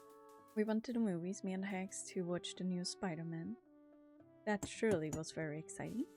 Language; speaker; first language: English; non-native, fluent; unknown